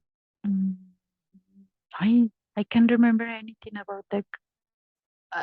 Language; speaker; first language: English; non-native, learner; Spanish